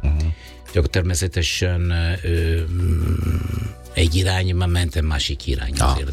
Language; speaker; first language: Hungarian; non-native, fluent; Italian